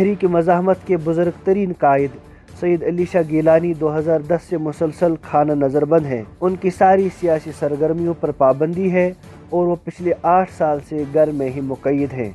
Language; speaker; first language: Urdu; non-native, local second language; Kashmiri